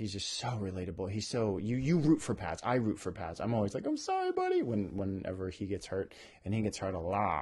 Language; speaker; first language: English; native; English